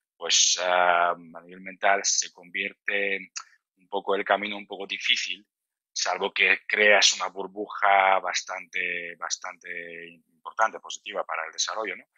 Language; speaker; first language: Spanish; non-native, fluent; Georgian